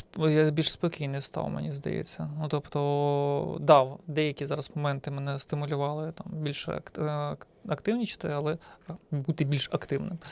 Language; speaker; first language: Ukrainian; native; Ukrainian